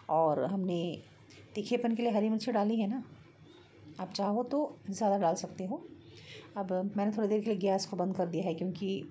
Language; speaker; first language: Hindi; native; Hindi